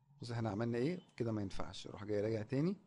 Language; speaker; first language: Arabic; native; Arabic